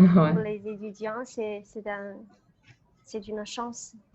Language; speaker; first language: French; non-native, learner; Chinese